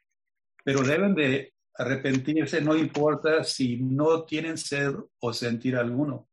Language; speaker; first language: Spanish; native; Spanish